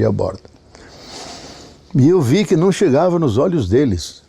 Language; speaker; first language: Portuguese; native; Portuguese